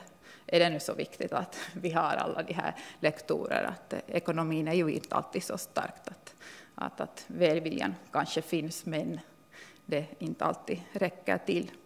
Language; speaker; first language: Swedish; non-native, local second language; Finnish